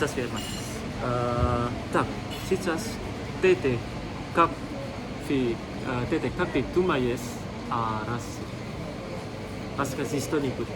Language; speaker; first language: Russian; non-native, learner; Indonesian